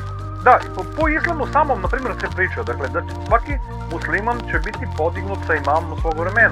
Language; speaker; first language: Croatian; native; Croatian